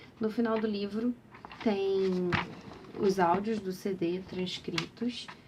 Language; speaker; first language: Portuguese; native; Portuguese